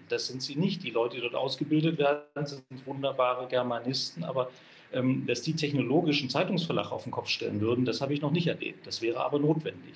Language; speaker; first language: German; native; German